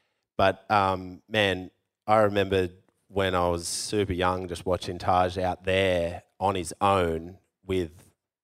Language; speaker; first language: English; native; English